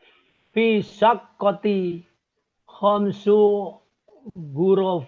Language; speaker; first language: Arabic; non-native, learner; Indonesian